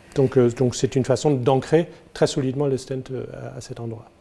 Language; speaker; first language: French; non-native, fluent; German